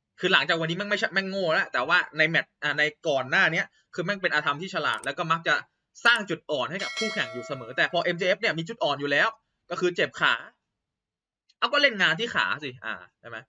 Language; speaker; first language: Thai; native; Thai